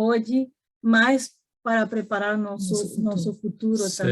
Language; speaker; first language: Portuguese; non-native, fluent; Spanish